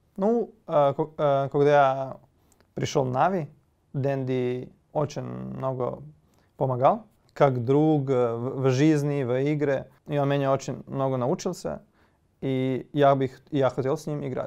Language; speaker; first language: Russian; non-native, learner; Serbian